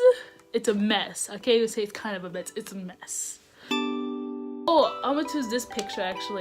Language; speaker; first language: English; native; English